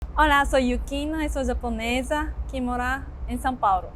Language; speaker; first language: Portuguese; non-native, learner; Japanese